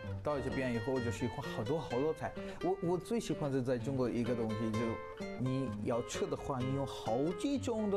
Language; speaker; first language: Chinese; non-native, learner; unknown